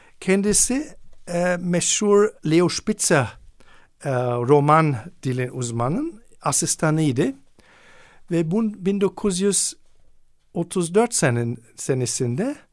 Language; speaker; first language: Turkish; non-native, fluent; German